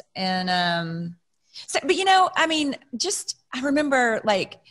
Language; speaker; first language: English; native; English